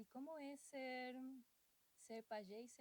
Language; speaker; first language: Portuguese; non-native, fluent; Spanish